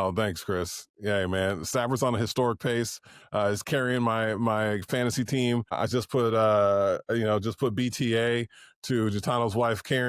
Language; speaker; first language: English; native; English